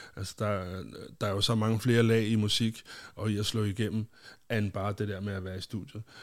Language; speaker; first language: Danish; native; Danish